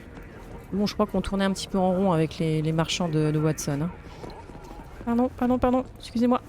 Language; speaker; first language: French; native; French